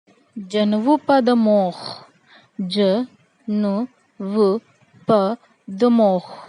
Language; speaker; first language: French; non-native, fluent; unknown